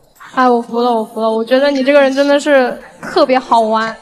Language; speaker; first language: Chinese; native; Chinese